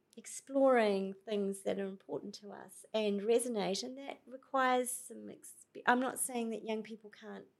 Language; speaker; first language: English; native; English